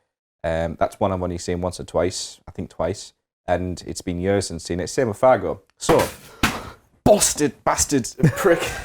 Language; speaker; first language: English; native; English